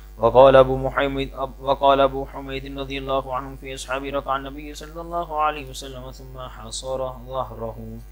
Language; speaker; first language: Arabic; non-native, fluent; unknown